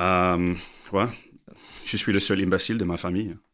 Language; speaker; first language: French; non-native, learner; English